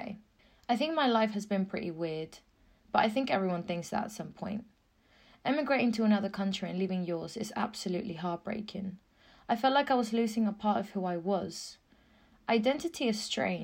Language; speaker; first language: English; non-native, fluent; Spanish